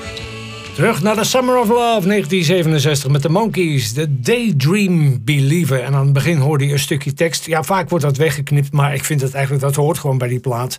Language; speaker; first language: Dutch; native; Dutch